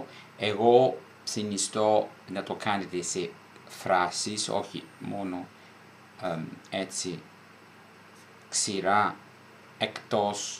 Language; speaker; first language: Greek; non-native, fluent; Italian